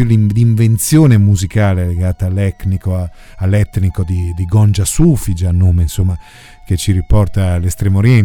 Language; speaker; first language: Italian; native; Italian